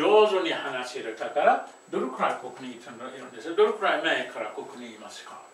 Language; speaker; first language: Japanese; non-native, fluent; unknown